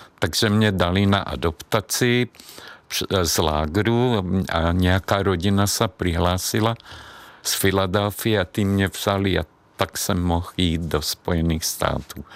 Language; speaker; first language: Czech; non-native, local second language; Hungarian